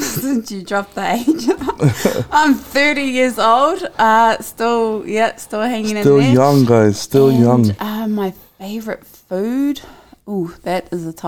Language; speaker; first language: English; native; English